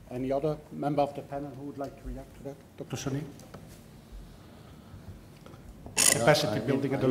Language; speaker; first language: English; non-native, fluent; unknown